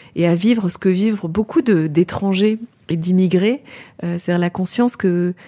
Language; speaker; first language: French; native; French